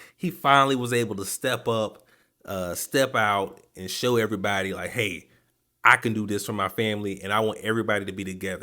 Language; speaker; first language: English; native; English